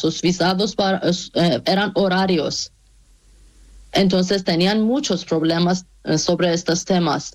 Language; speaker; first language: Spanish; non-native, fluent; Persian